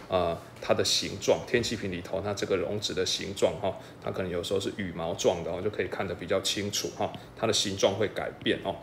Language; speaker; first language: Chinese; native; Chinese